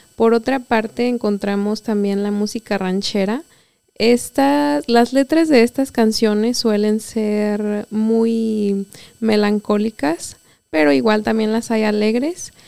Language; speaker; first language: Spanish; native; Spanish